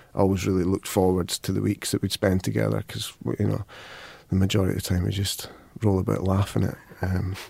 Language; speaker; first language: English; native; English